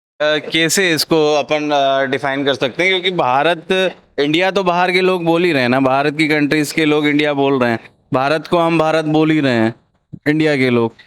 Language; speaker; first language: Hindi; native; Hindi